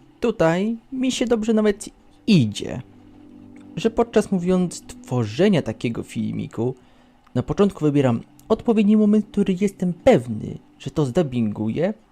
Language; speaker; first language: Polish; native; Polish